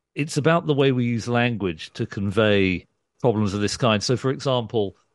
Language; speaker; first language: English; early bilingual, other home language; Urdu